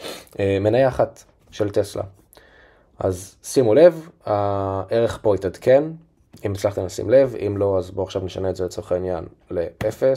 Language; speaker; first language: Hebrew; native; Hebrew